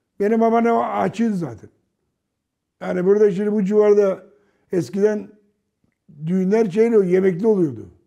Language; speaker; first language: Turkish; native; Turkish